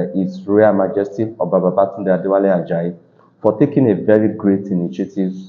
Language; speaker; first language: English; non-native, local second language; Yoruba